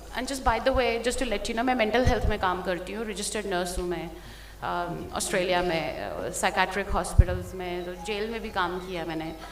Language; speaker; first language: Hindi; native; Hindi